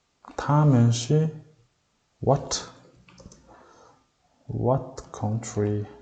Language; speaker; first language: Chinese; non-native, learner; Mongolian